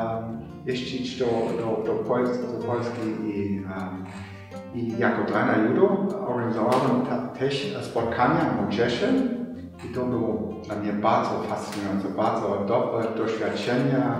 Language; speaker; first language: Polish; non-native, learner; German